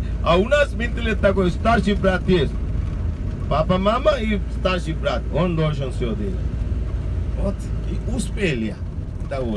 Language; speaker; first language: Russian; non-native, learner; Sinhala